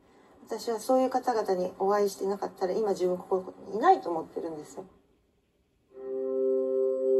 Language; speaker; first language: Japanese; native; Japanese